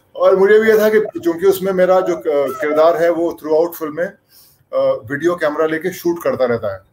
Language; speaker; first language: Hindi; native; Hindi